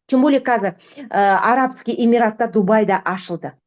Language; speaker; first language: Russian; non-native, local second language; Kazakh